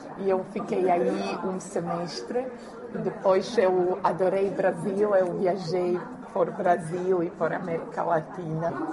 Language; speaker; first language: Portuguese; non-native, fluent; Croatian